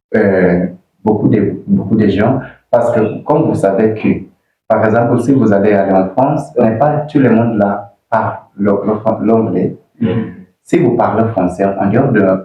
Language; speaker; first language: French; non-native, learner; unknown